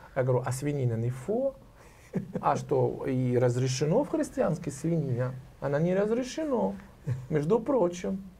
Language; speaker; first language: Russian; non-native, fluent; Arabic